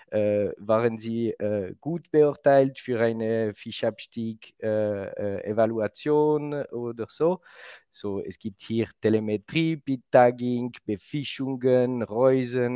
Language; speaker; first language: German; non-native, local second language; French